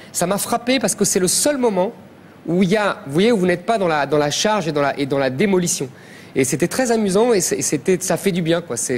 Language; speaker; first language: French; native; French